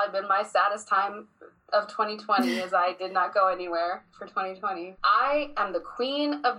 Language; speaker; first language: English; native; English